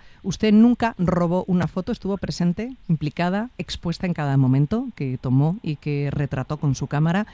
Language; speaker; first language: Spanish; native; Spanish